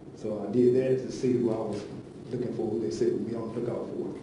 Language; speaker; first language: English; native; English